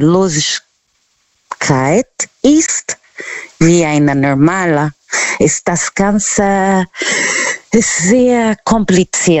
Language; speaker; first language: German; non-native, fluent; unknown